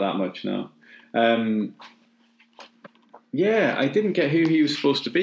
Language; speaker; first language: English; native; English